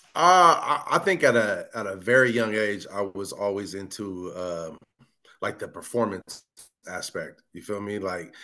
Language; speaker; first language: English; native; English